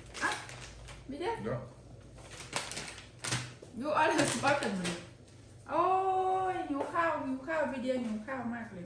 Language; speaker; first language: Dutch; non-native, learner; Thai